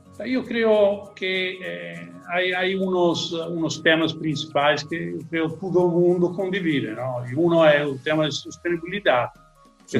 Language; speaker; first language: Portuguese; non-native, learner; Italian